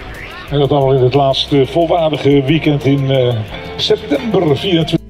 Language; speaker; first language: Dutch; native; Dutch